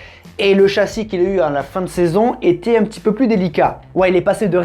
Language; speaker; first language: French; native; French